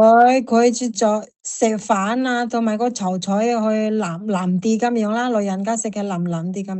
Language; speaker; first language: Chinese; non-native, learner; Indonesian